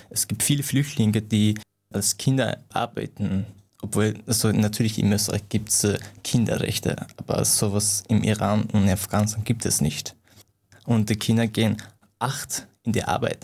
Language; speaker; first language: German; non-native, fluent; Persian